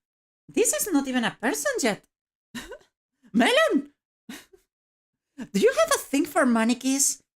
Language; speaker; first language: English; non-native, fluent; Spanish